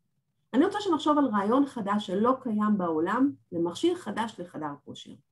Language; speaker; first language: Hebrew; native; Hebrew